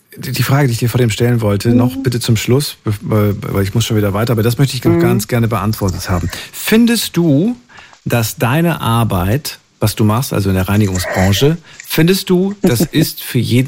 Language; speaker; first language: German; native; German